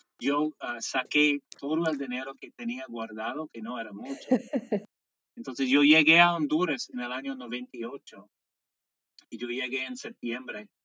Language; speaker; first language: Spanish; non-native, fluent; English